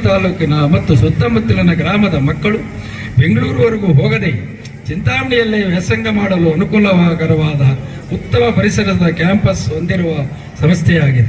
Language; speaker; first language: Kannada; native; Kannada